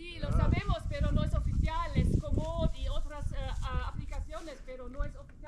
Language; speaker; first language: Spanish; non-native, fluent; French